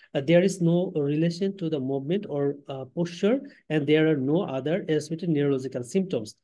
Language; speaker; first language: English; non-native, local second language; Bangla